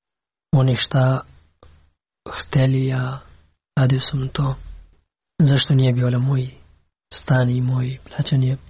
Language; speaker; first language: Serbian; non-native, learner; Pashto